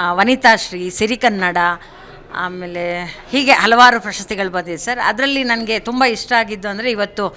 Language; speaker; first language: Kannada; non-native, local second language; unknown